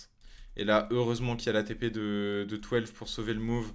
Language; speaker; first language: French; native; French